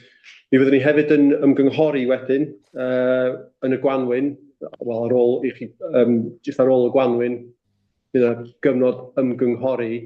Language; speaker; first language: Welsh; native; Welsh